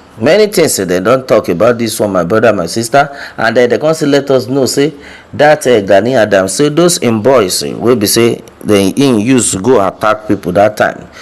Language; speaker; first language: Nigerian Pidgin; non-native, local second language; Yoruba